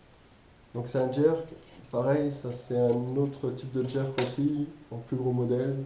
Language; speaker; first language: French; native; French